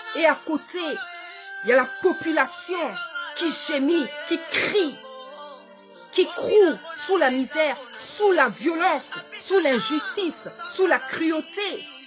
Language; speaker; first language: French; non-native, local second language; Lingala